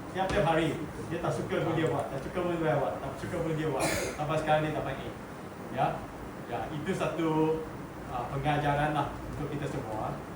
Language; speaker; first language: Malay; non-native, local second language; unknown